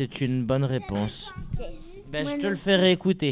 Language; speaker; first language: French; native; French